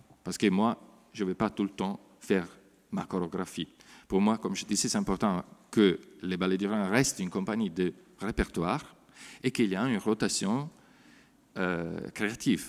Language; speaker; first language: French; non-native, fluent; Italian